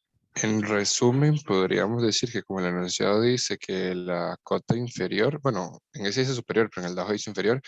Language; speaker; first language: Spanish; native; Spanish